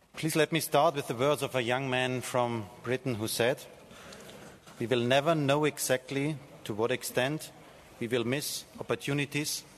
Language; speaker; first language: English; non-native, fluent; German